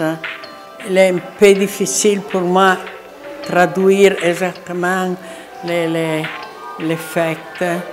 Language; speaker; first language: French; non-native, learner; Italian